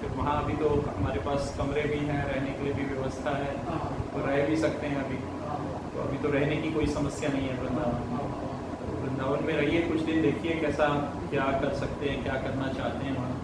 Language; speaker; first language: Hindi; native; Hindi